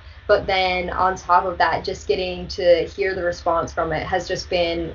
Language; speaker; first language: English; native; English